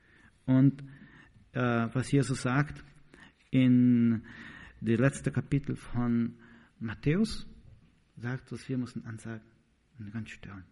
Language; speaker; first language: German; non-native, learner; Portuguese